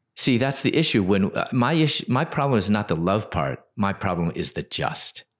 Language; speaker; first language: English; native; English